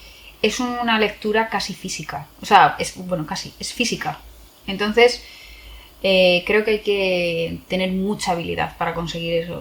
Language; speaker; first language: Spanish; native; Spanish